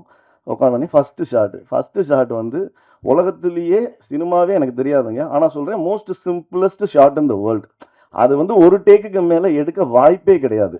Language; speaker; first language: Tamil; native; Tamil